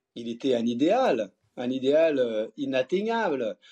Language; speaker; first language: French; early bilingual, other home language; Portuguese